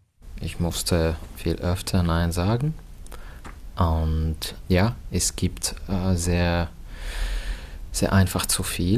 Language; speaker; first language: German; non-native, fluent; Finnish